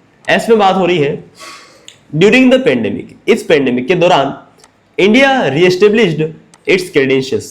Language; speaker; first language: Hindi; native; Hindi